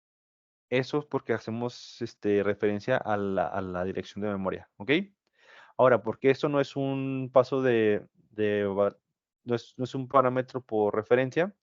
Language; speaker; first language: Spanish; native; Spanish